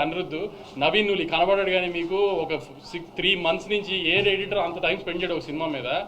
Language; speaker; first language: Telugu; native; Telugu